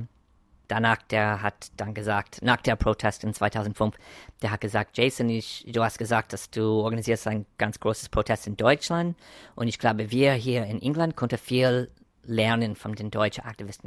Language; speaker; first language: German; non-native, fluent; English